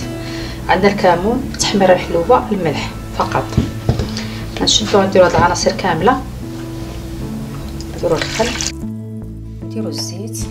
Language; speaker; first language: Arabic; native; Arabic